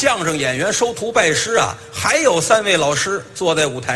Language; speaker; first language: Chinese; native; Chinese